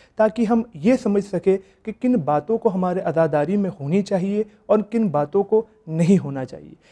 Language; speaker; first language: Urdu; native; Urdu